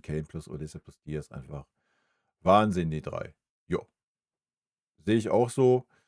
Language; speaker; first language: German; native; German